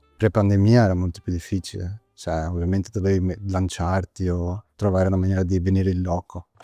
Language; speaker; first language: Italian; native; Italian